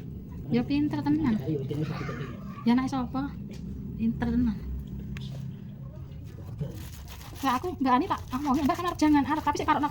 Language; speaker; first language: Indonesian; non-native, local second language; Javanese